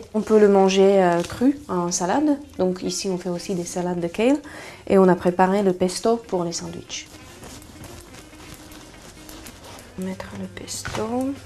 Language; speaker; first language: French; non-native, fluent; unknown